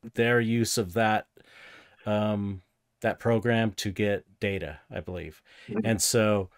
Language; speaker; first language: English; native; English